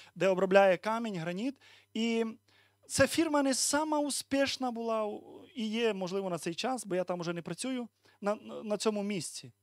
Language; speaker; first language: Ukrainian; native; Ukrainian